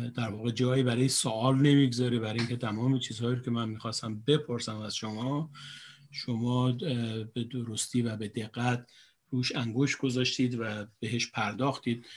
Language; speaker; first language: Persian; native; Persian